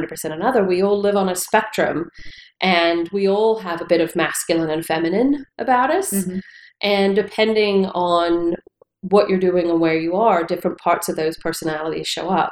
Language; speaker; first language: English; native; English